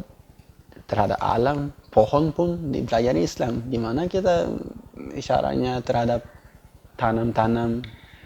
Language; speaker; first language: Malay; non-native, fluent; Swedish